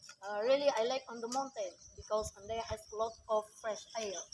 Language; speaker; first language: English; non-native, learner; Indonesian